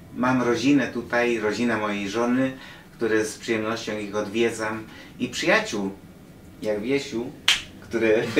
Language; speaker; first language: Polish; non-native, fluent; Spanish